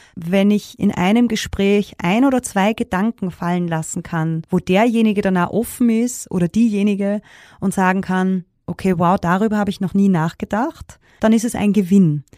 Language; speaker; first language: German; native; German